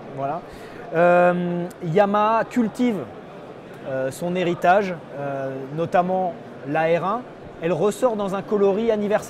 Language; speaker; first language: French; native; French